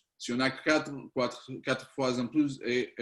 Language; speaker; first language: French; non-native, learner; Spanish